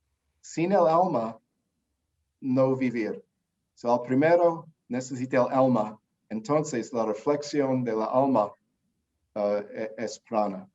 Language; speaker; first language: Spanish; non-native, learner; English